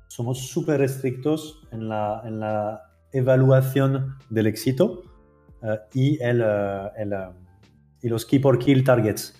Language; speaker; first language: Spanish; non-native, fluent; French